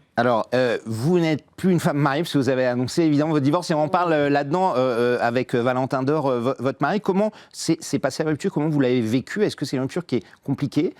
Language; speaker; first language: French; native; French